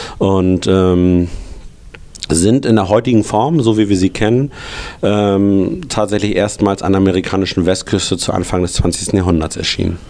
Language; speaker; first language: German; native; German